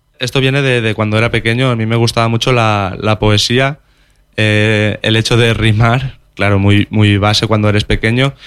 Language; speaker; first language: Spanish; non-native, local second language; Catalan